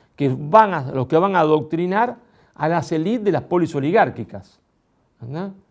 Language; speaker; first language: Spanish; native; Spanish